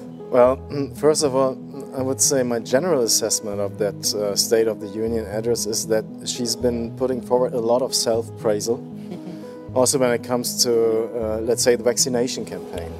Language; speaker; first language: English; non-native, fluent; German